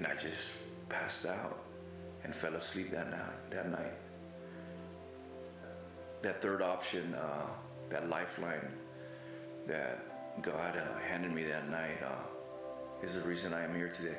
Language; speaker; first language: English; native; English